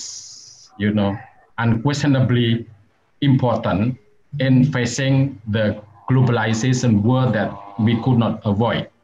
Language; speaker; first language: English; non-native, fluent; Javanese